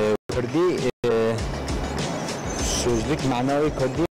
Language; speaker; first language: Kurdish; non-native, local second language; Turkish